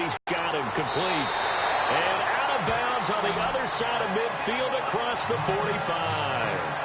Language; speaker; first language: English; native; English